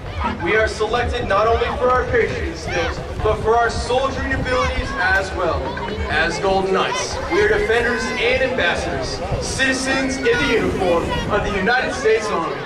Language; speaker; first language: English; native; English